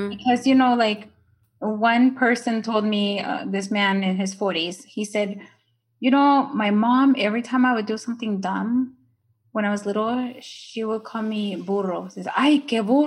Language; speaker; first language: English; early bilingual, other home language; Spanish